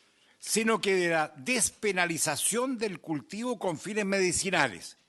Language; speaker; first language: Spanish; native; Spanish